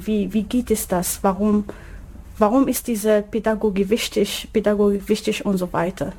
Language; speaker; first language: German; non-native, learner; Arabic